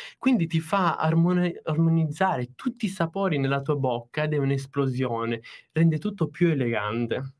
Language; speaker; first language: Italian; native; Italian